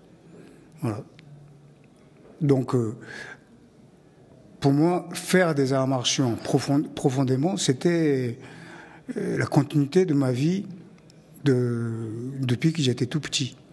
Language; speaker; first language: French; non-native, fluent; Japanese